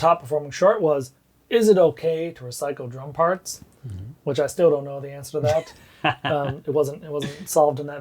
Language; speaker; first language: English; native; English